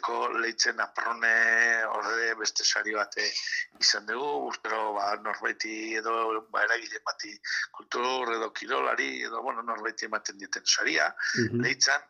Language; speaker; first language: Basque; native; Basque